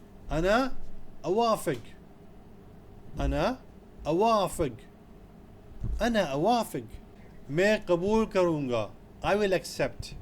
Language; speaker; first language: Arabic; non-native, fluent; Urdu